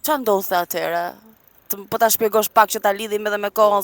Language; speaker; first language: Albanian; native; Albanian